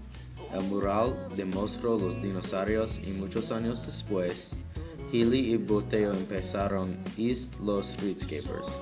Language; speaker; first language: Spanish; non-native, learner; English